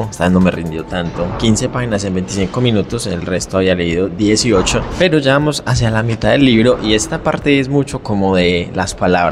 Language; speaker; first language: Spanish; native; Spanish